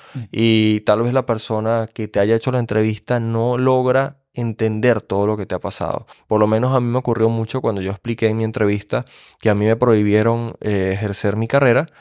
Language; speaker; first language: Spanish; native; Spanish